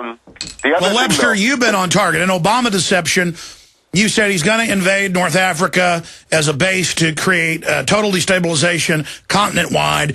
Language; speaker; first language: English; native; English